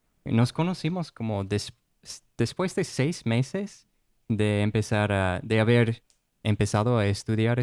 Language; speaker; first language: Spanish; non-native, fluent; English